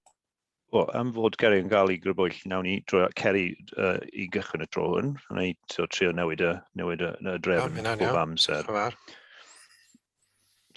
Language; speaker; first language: Welsh; native; Welsh